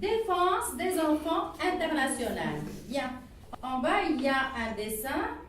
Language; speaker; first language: French; non-native, local second language; Arabic